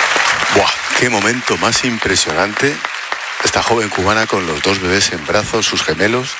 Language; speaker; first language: Spanish; native; Spanish